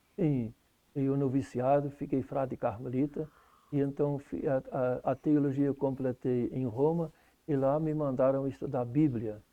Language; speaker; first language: Portuguese; non-native, fluent; Dutch